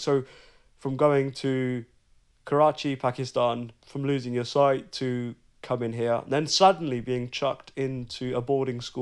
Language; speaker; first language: English; early bilingual, other home language; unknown